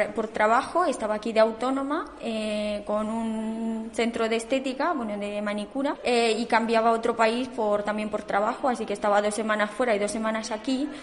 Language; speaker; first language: Spanish; non-native, fluent; Romanian